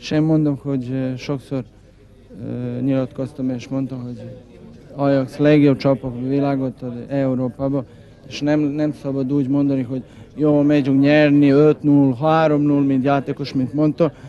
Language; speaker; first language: Hungarian; non-native, learner; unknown